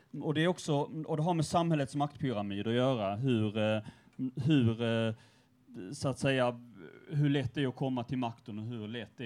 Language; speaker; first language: Swedish; native; Swedish